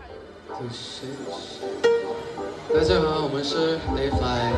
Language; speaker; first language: Chinese; non-native, fluent; Korean